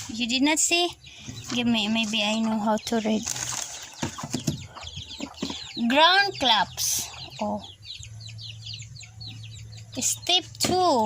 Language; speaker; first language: English; non-native, learner; Cebuano